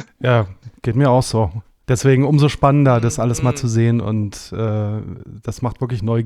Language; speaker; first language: German; native; German